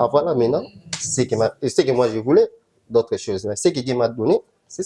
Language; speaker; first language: French; non-native, local second language; Lingala